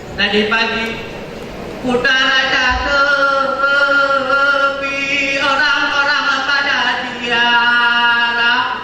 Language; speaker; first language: Malay; non-native, local second language; Achinese